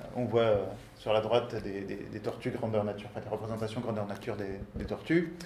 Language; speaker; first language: French; native; French